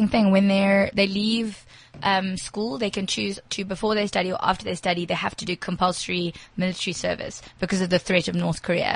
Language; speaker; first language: English; native; English